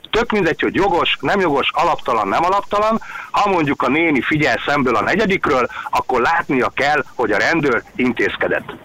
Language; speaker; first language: Hungarian; native; Hungarian